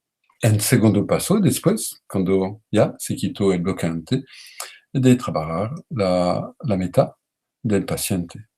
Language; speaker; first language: Spanish; non-native, learner; French